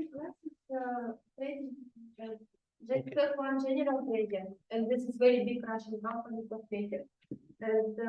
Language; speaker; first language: English; non-native, learner; Russian